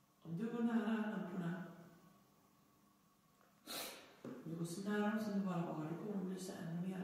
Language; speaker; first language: Swedish; native; Swedish